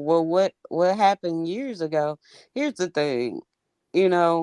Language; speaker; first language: English; native; English